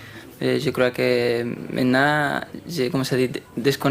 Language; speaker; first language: French; non-native, fluent; Spanish